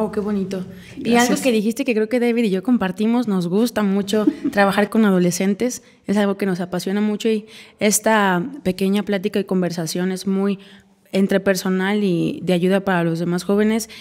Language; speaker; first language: Spanish; native; Spanish